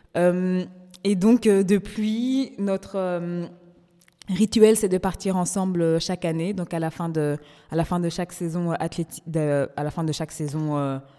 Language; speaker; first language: French; native; French